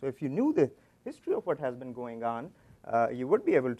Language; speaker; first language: English; non-native, local second language; Pashto